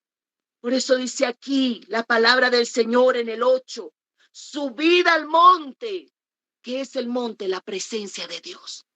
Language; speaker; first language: Spanish; native; Spanish